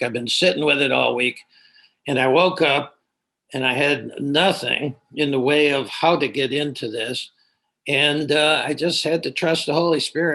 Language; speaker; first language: English; native; English